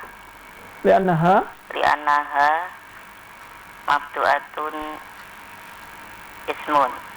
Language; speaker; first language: Arabic; non-native, learner; Indonesian